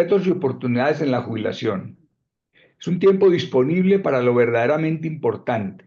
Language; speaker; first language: Spanish; native; Spanish